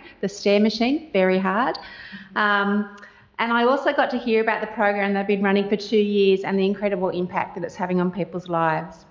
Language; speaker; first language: English; native; English